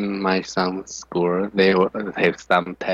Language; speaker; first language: English; non-native, learner; Chinese